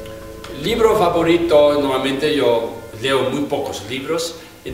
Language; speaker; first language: Spanish; non-native, fluent; Tibetan